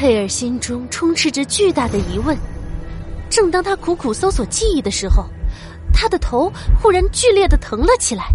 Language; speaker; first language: Chinese; native; Chinese